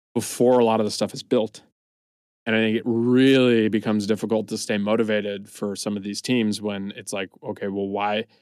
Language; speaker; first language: English; native; English